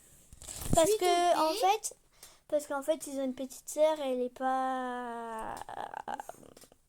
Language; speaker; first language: French; native; French